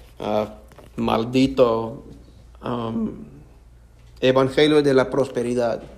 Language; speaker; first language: Spanish; non-native, fluent; English